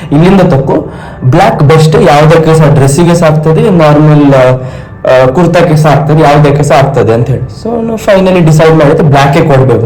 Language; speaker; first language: Kannada; native; Kannada